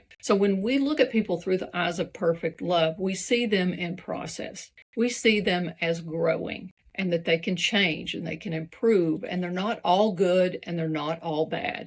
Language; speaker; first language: English; native; English